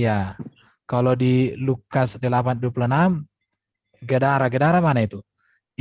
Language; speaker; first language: Indonesian; native; Indonesian